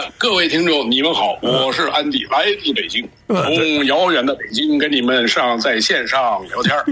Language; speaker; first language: Chinese; native; Chinese